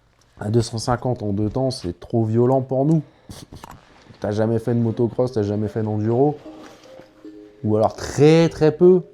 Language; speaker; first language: French; native; French